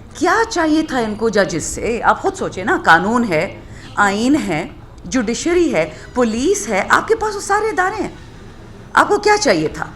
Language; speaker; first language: Urdu; non-native, local second language; Pashto